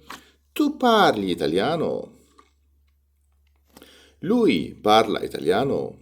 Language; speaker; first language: Italian; non-native, fluent; Arabic